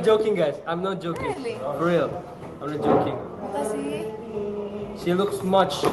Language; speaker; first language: English; non-native, learner; Indonesian